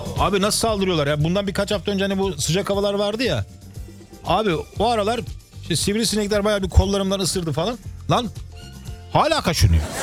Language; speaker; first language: Turkish; early bilingual, heritage; Turkish